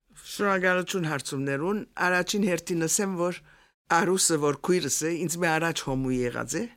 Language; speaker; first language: Armenian; early bilingual, heritage; Armenian